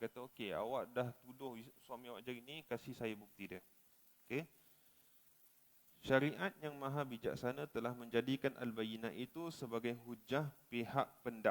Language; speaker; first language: Malay; native; Malay